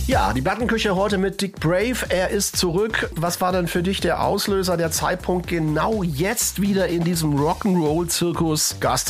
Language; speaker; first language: German; native; German